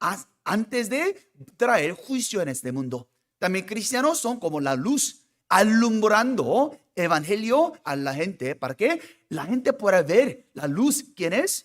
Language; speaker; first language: Spanish; non-native, fluent; Korean